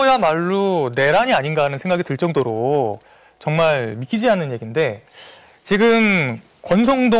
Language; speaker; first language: Korean; native; Korean